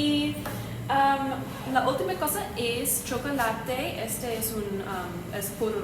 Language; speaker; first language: Spanish; non-native, learner; English